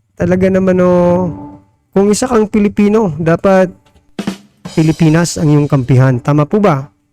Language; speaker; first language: Filipino; non-native, local second language; Waray